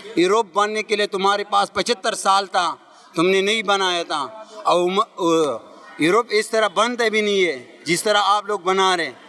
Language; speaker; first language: Urdu; non-native, local second language; Pashto